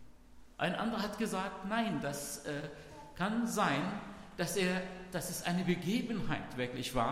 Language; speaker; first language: German; non-native, fluent; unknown